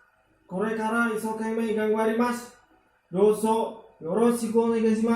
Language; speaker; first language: Japanese; non-native, learner; Indonesian